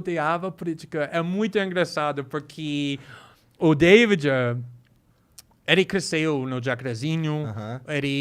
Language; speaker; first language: Portuguese; non-native, fluent; English